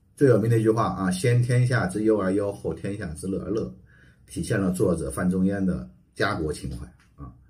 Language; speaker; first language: Chinese; native; Chinese